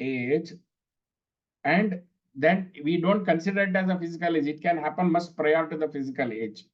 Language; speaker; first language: English; non-native, local second language; Kannada